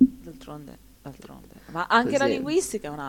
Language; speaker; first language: Italian; native; Italian